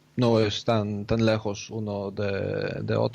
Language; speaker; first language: Spanish; non-native, fluent; Polish